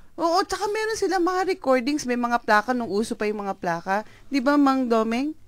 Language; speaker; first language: Filipino; native; Filipino